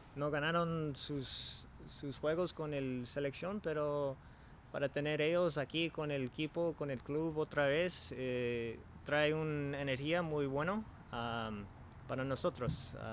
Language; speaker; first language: Spanish; early bilingual, heritage; English